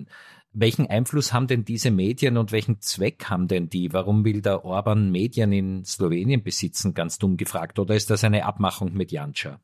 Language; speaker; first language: German; native; German